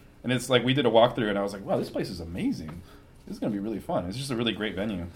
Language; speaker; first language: English; native; English